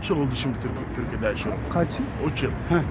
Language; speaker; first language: Turkish; non-native, learner; Arabic